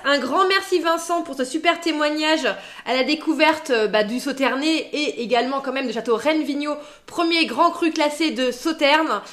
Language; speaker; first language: French; native; French